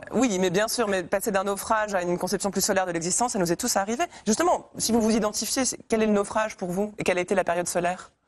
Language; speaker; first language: French; native; French